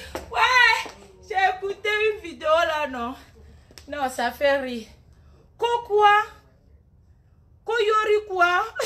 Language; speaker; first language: French; non-native, local second language; Ewe